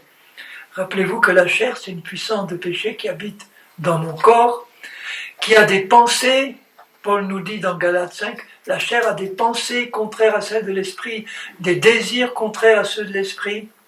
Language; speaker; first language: French; native; French